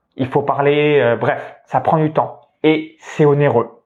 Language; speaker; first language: French; native; French